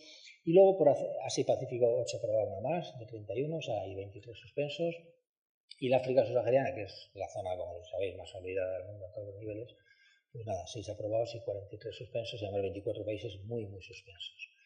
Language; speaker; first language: Spanish; native; Spanish